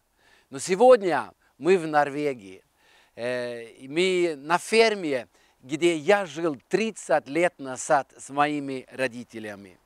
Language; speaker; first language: Russian; non-native, fluent; Norwegian